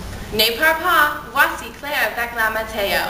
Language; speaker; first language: French; non-native, learner; English